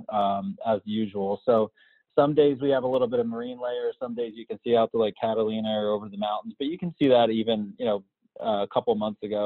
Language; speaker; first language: English; native; English